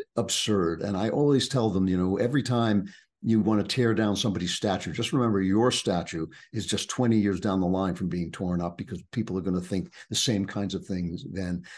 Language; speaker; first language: English; native; English